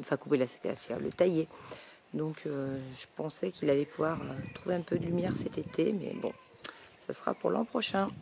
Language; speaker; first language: French; native; French